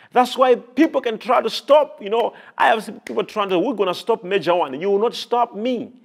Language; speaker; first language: English; non-native, local second language; Nyanja